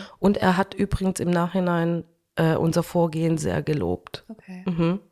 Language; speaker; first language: German; early bilingual, other home language; Hungarian